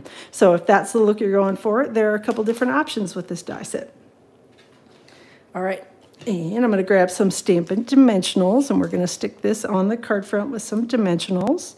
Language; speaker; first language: English; native; English